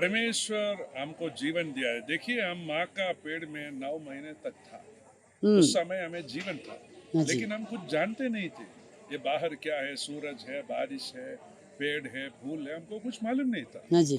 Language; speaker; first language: Hindi; non-native, local second language; Malayalam